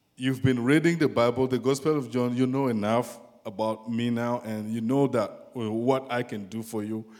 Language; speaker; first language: English; non-native, fluent; Dyula